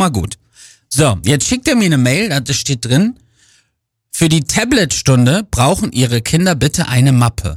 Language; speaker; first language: German; native; German